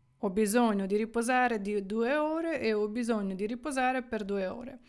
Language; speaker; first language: Italian; non-native, fluent; Ukrainian